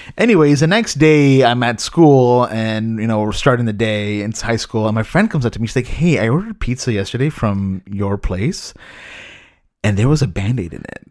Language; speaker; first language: English; early bilingual, other home language; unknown